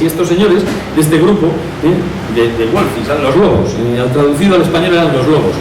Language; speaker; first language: Spanish; native; Spanish